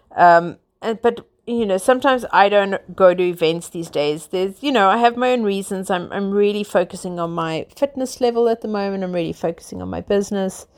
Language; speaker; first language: English; native; English